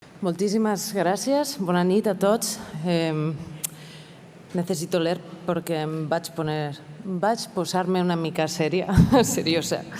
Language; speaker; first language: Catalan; non-native, fluent; Basque